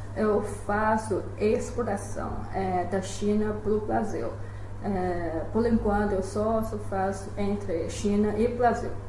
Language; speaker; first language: Portuguese; non-native, fluent; Chinese